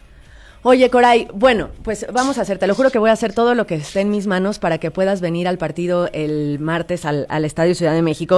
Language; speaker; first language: Spanish; native; Spanish